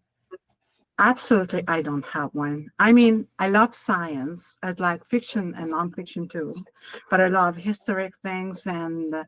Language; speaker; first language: English; non-native, learner; Hungarian